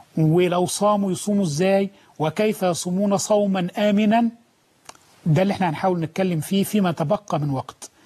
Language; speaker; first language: Egyptian Arabic; native; Egyptian Arabic